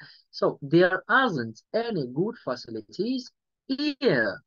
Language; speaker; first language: English; non-native, local second language; Yoruba